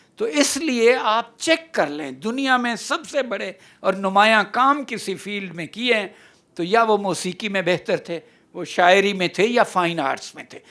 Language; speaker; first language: Urdu; non-native, local second language; Saraiki